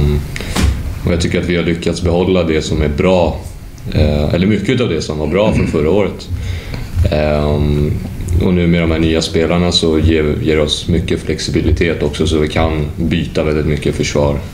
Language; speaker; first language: Swedish; native; Swedish